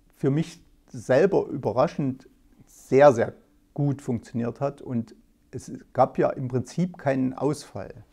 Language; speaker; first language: German; native; German